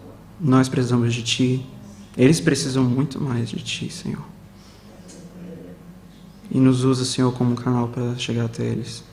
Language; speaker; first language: Portuguese; native; Portuguese